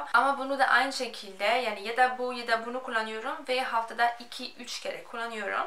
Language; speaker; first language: Turkish; non-native, fluent; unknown